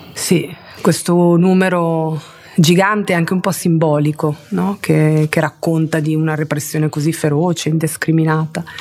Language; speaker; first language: Italian; early bilingual, other home language; Spanish